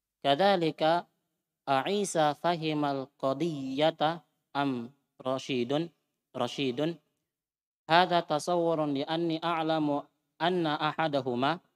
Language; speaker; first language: Arabic; non-native, fluent; Indonesian